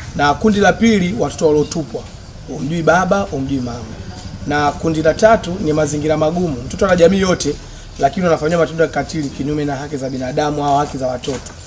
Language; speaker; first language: Swahili; native; Swahili